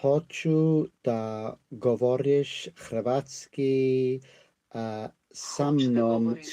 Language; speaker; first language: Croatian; non-native, learner; English